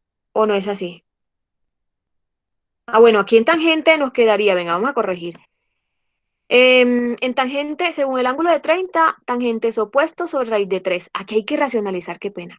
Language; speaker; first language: Spanish; native; Spanish